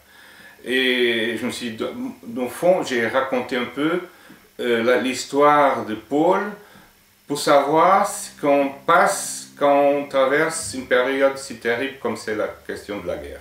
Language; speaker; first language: French; non-native, fluent; Portuguese